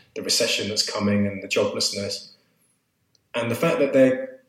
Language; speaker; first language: English; native; English